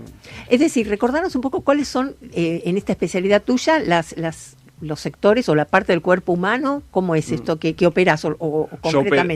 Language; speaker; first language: Spanish; native; Spanish